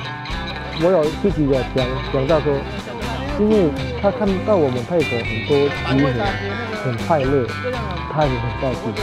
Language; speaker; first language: Chinese; non-native, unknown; Thai